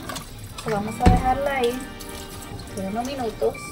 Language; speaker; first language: Spanish; early bilingual, heritage; Spanish